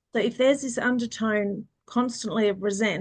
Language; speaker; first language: English; early bilingual, other home language; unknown